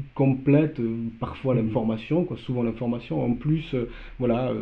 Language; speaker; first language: French; non-native, fluent; Polish